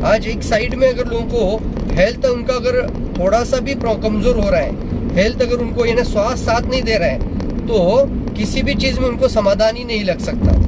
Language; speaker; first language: Hindi; non-native, local second language; Marathi